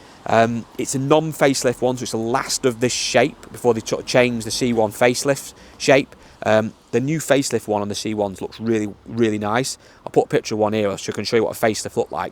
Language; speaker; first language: English; native; English